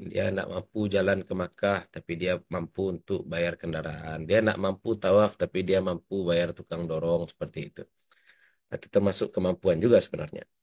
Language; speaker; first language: Indonesian; native; Indonesian